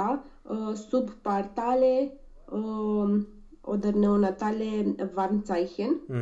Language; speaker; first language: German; non-native, learner; Romanian